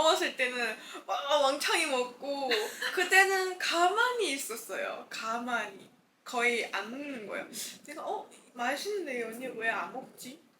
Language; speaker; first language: Korean; non-native, fluent; Chinese